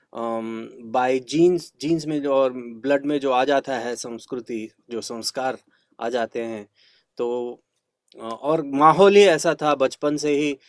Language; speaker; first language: Hindi; non-native, local second language; Kannada